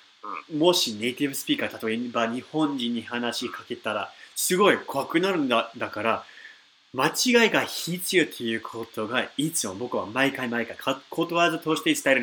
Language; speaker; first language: Japanese; non-native, fluent; English